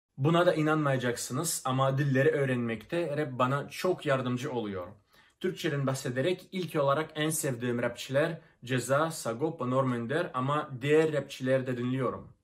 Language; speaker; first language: Turkish; non-native, fluent; Russian